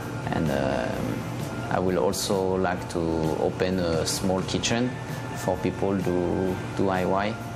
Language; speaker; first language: English; non-native, fluent; French